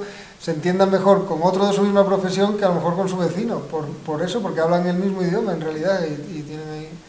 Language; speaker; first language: Spanish; native; Spanish